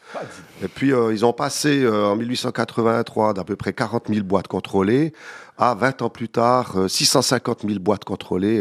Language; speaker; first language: French; native; French